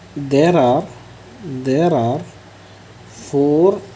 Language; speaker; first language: English; non-native, local second language; Malayalam